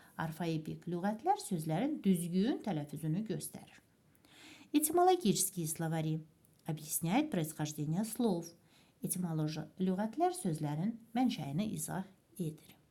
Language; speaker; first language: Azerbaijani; native; Azerbaijani